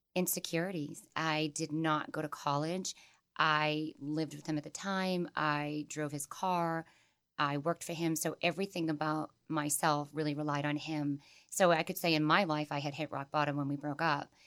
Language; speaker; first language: English; native; English